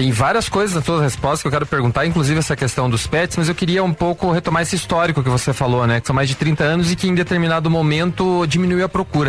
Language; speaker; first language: Portuguese; native; Portuguese